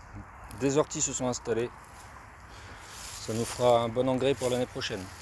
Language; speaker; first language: French; native; French